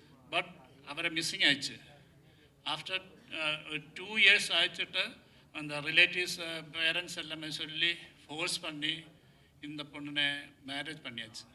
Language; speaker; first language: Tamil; non-native, learner; Malayalam